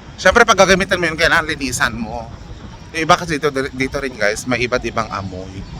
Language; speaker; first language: Filipino; native; Filipino